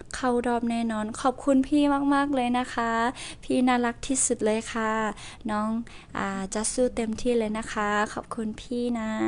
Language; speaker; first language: Lao; non-native, local second language; Hmong